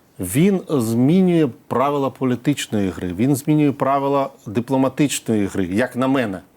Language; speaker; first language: Ukrainian; non-native, local second language; Russian